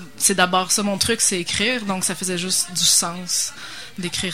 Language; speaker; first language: French; native; French